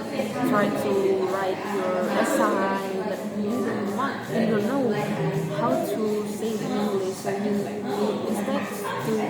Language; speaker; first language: English; non-native, learner; Indonesian